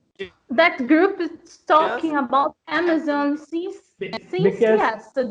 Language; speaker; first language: English; non-native, learner; Portuguese